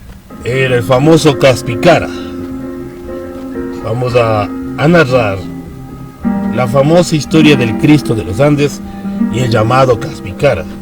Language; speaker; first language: Spanish; native; Spanish